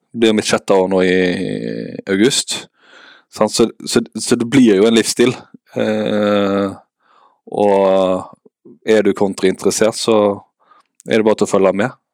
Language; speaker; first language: Norwegian; native; Norwegian